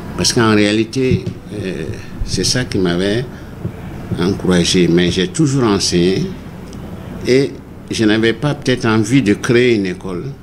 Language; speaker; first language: French; non-native, local second language; Bambara